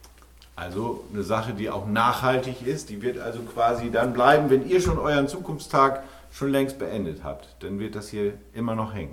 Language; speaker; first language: German; native; German